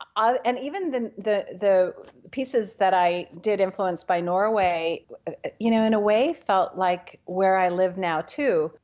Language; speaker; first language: English; native; English